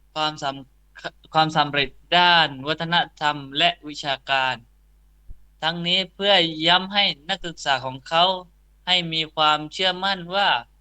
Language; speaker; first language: Thai; non-native, local second language; Pattani Malay